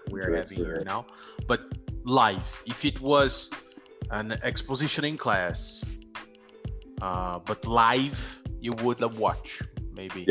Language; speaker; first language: English; non-native, fluent; Portuguese